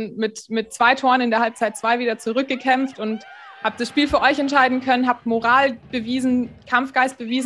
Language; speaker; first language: German; native; German